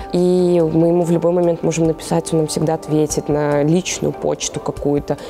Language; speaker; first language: Russian; native; Russian